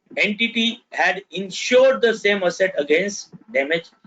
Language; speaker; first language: English; non-native, local second language; Gujarati